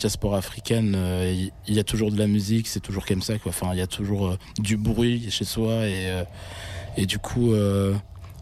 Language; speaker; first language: French; native; French